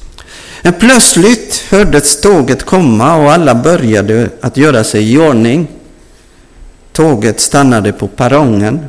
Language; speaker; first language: Swedish; non-native, fluent; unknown